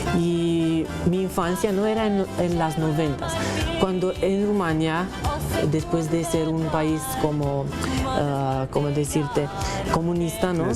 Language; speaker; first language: Spanish; non-native, fluent; Romanian